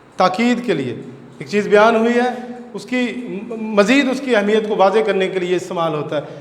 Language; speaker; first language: Urdu; non-native, local second language; Punjabi